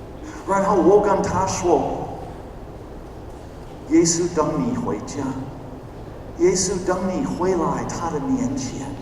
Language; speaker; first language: Chinese; non-native, fluent; English